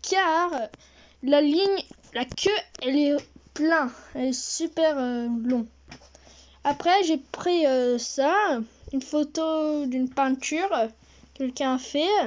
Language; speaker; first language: French; early bilingual, heritage; French